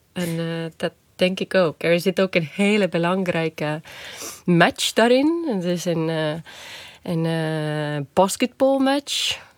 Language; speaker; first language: Dutch; non-native, fluent; Estonian